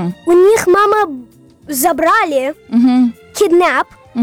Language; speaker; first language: Russian; early bilingual, heritage; Russian